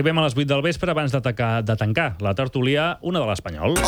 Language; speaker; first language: Catalan; native; Catalan